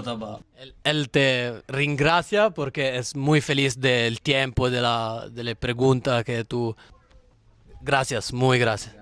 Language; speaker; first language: Spanish; non-native, learner; Italian